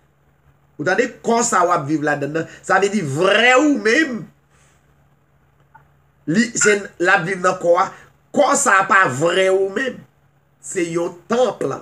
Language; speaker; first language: French; non-native, local second language; Haitian Creole